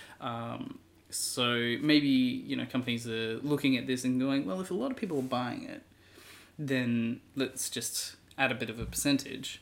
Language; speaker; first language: English; native; English